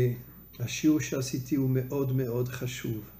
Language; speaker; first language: Hebrew; non-native, fluent; French